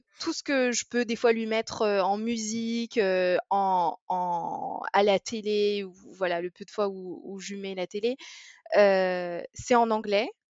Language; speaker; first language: French; early bilingual, other home language; English